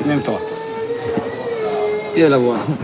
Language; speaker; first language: French; non-native, learner; Arabic